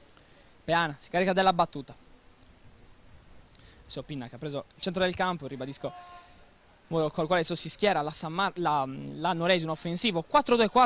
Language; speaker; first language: Italian; native; Italian